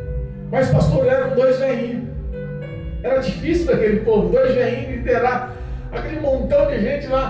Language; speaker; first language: Portuguese; native; Portuguese